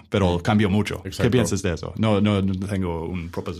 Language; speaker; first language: Spanish; non-native, learner; English